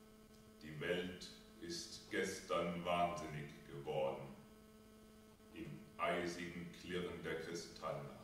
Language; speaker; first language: German; native; German